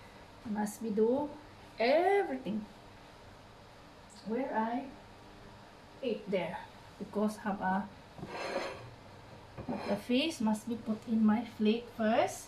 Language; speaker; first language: English; non-native, learner; Cebuano